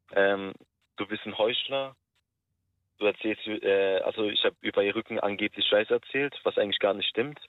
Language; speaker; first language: German; early bilingual, other home language; Turkish